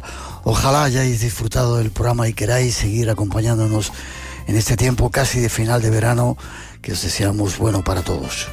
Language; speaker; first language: Spanish; native; Spanish